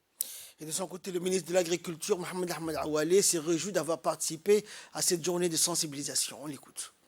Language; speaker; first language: French; native; French